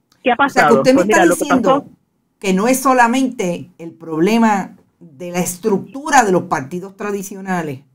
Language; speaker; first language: Spanish; native; Spanish